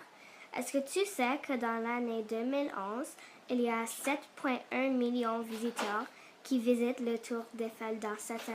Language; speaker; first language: French; non-native, learner; English